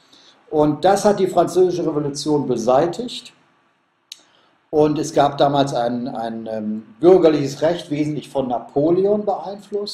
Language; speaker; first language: German; native; German